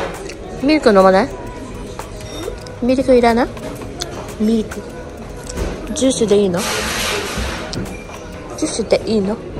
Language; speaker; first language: Japanese; non-native, fluent; Nepali